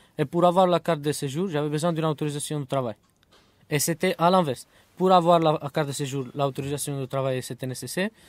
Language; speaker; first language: French; non-native, fluent; Romany